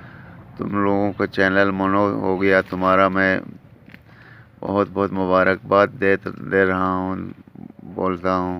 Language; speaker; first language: Hindi; non-native, learner; Baluchi